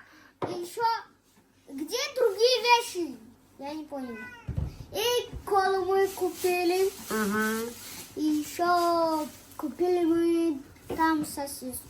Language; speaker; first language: Russian; early bilingual, other home language; Tajik